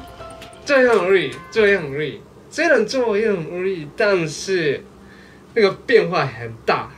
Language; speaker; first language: Chinese; non-native, fluent; Japanese